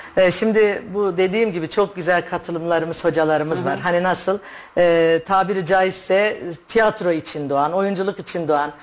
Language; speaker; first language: Turkish; native; Turkish